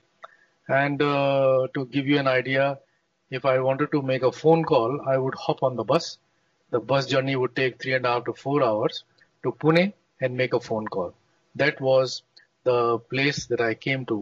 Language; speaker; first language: English; non-native, local second language; Hindi